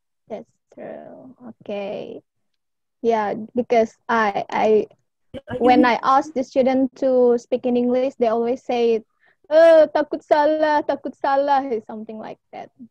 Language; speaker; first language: English; non-native, fluent; Indonesian